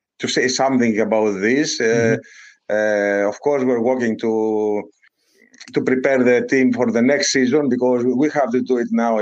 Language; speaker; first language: English; non-native, fluent; Greek